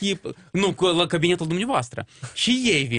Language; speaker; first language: Romanian; non-native, local second language; Russian